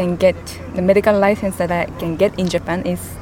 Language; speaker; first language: English; non-native, fluent; Japanese